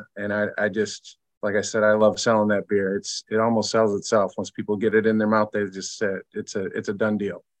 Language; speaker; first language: English; native; English